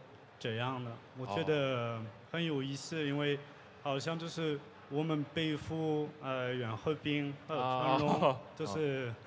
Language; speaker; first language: Chinese; non-native, learner; French